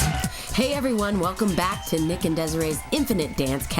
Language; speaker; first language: English; native; English